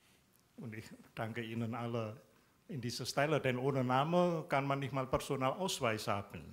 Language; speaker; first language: German; non-native, fluent; Indonesian